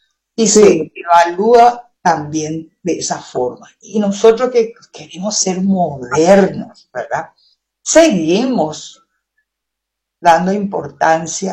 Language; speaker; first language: Spanish; non-native, local second language; Guarani